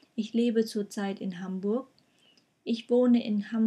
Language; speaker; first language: German; non-native, fluent; Vietnamese